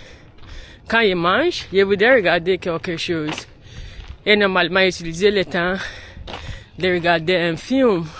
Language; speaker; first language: French; non-native, learner; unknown